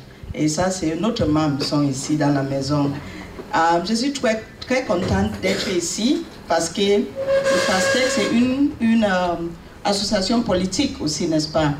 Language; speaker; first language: French; non-native, learner; English